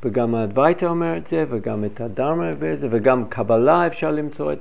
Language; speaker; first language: Hebrew; non-native, fluent; English